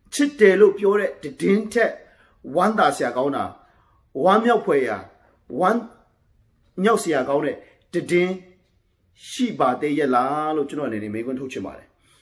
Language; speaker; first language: Burmese; non-native, local second language; Kachin